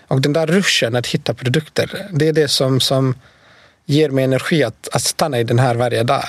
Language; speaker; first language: Swedish; non-native, fluent; Bosnian